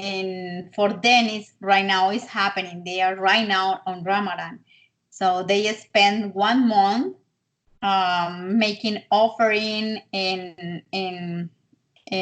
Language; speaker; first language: English; non-native, learner; Spanish